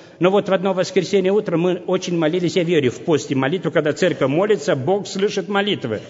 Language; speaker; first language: Russian; non-native, local second language; Romanian